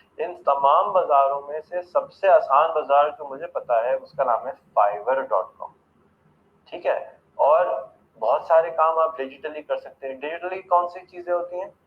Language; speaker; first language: Urdu; native; Urdu